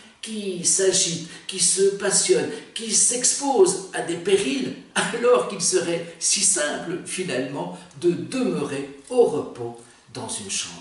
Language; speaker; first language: French; native; French